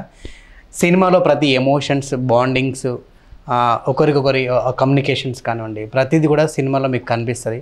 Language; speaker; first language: Telugu; native; Telugu